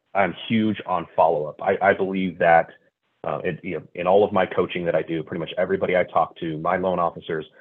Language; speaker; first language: English; native; English